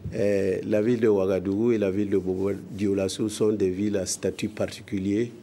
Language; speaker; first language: French; non-native, local second language; Mossi